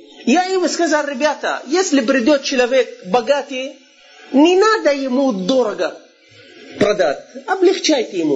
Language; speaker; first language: Russian; non-native, fluent; Arabic